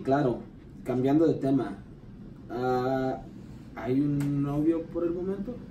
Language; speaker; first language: Spanish; non-native, learner; English